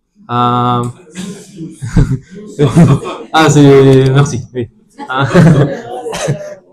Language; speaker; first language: French; non-native, learner; Spanish